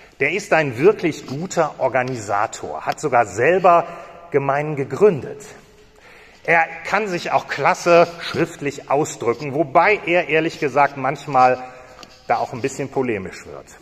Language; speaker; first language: German; native; German